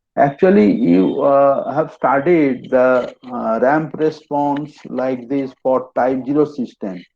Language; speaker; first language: English; non-native, local second language; Bangla